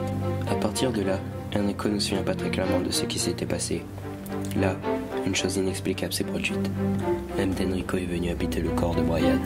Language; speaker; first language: French; native; French